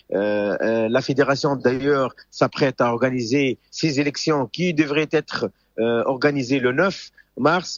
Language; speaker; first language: French; non-native, local second language; Arabic